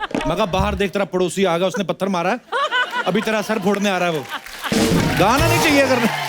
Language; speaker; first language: Hindi; non-native, local second language; Punjabi